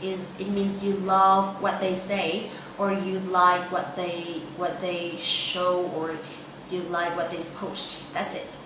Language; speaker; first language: English; non-native, fluent; Vietnamese